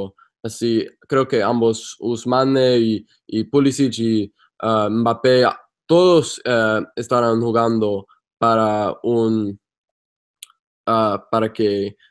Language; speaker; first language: Spanish; non-native, fluent; English